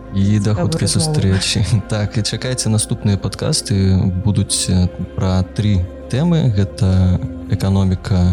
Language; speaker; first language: Belarusian; non-native, local second language; Russian